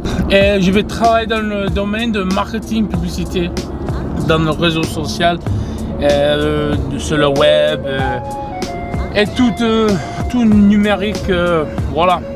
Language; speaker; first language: French; non-native, fluent; English